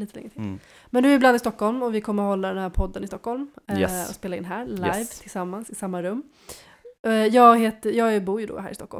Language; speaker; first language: Swedish; native; Swedish